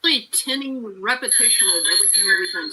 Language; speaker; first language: English; native; English